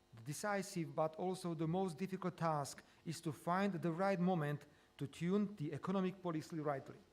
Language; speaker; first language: English; non-native, fluent; Slovak